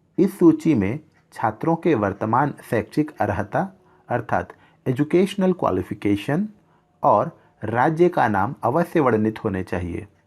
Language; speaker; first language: Hindi; native; Hindi